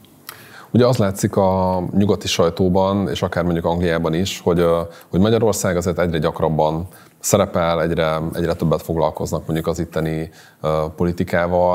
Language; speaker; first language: Hungarian; native; Hungarian